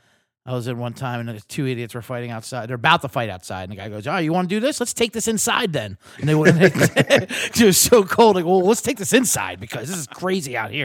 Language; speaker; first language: English; native; English